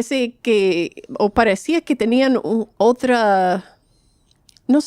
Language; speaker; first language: Spanish; non-native, fluent; English